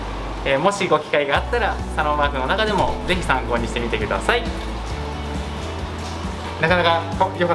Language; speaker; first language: Japanese; native; Japanese